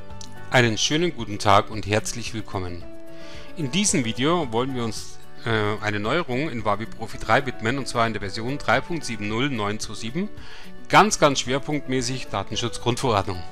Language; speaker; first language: German; native; German